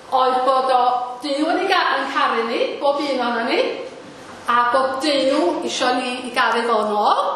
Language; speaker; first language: Welsh; native; Welsh